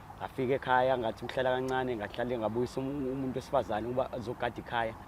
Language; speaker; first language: Zulu; native; Zulu